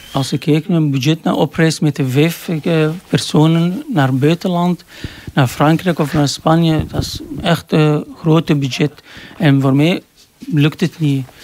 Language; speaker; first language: Dutch; non-native, learner; Arabic